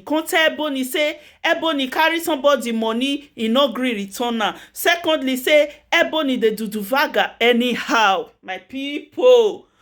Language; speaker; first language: Nigerian Pidgin; native; Nigerian Pidgin